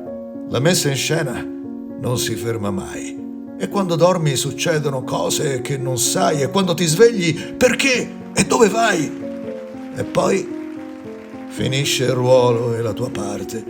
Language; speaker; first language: Italian; native; Italian